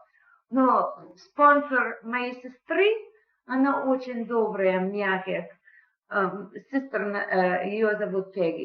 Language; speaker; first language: Russian; non-native, fluent; English